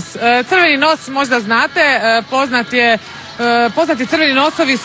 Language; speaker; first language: Croatian; native; Croatian